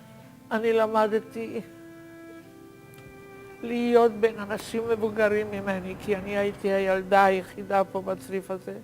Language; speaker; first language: Hebrew; non-native, fluent; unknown